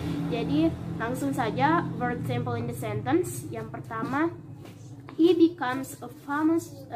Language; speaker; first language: English; non-native, learner; Indonesian